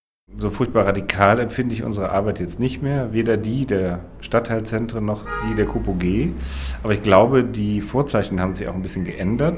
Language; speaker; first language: German; native; German